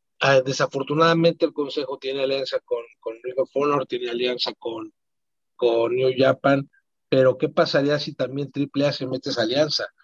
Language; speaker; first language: Spanish; native; Spanish